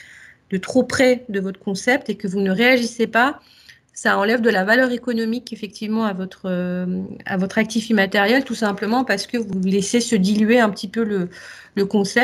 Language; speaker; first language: French; native; French